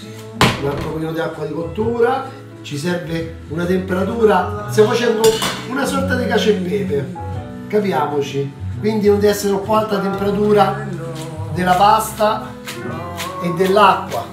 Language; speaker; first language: Italian; native; Italian